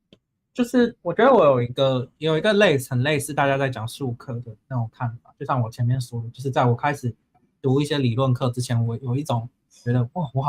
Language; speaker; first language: Chinese; native; Chinese